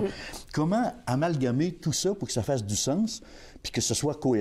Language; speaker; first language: French; native; French